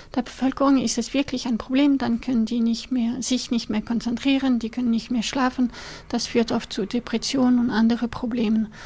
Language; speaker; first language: German; non-native, local second language; French